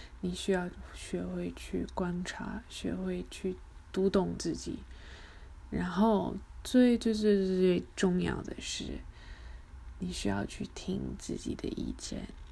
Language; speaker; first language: Chinese; early bilingual, other home language; English